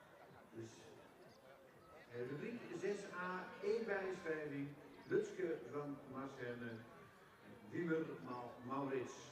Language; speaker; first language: Dutch; native; Dutch